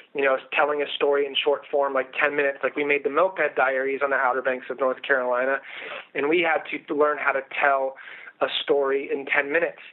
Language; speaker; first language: English; native; English